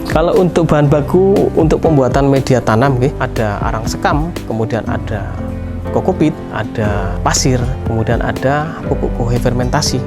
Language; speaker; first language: Indonesian; non-native, local second language; Javanese